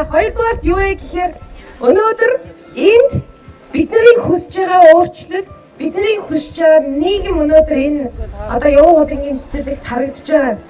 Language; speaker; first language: Mongolian; native; Mongolian